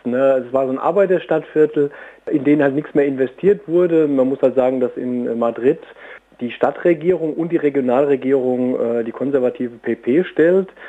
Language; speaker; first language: German; native; German